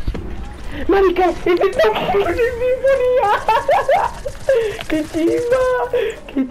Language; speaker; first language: Spanish; native; Spanish